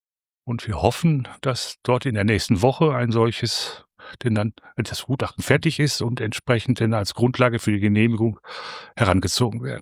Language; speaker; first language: German; native; German